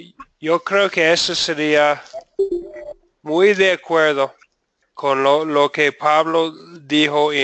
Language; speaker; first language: Spanish; non-native, fluent; English